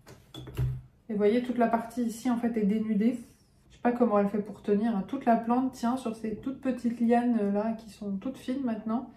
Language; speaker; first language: French; native; French